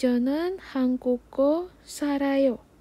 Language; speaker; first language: Korean; non-native, fluent; Indonesian